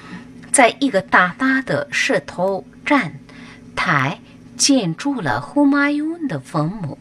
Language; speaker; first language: Chinese; non-native, fluent; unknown